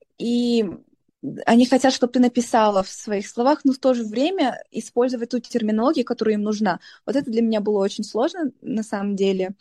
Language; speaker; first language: Russian; non-native, local second language; Tajik